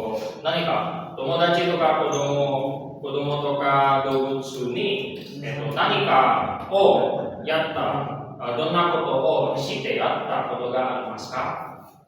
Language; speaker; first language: Japanese; non-native, fluent; Indonesian